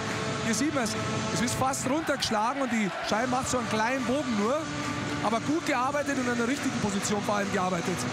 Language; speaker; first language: German; native; German